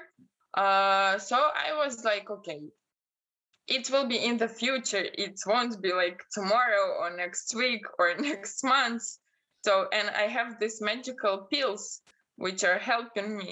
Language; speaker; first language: English; non-native, fluent; Russian